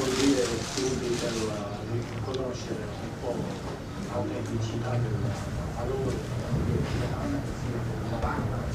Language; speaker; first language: Italian; non-native, fluent; Tibetan